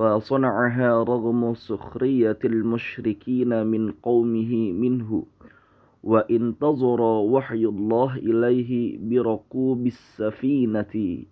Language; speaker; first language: Arabic; non-native, learner; Indonesian